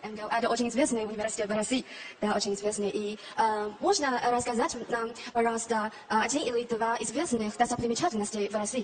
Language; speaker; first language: Russian; non-native, learner; Chinese